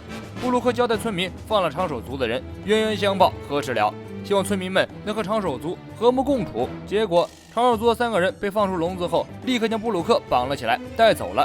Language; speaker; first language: Chinese; native; Chinese